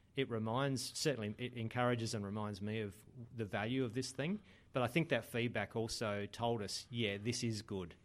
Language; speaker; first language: English; native; English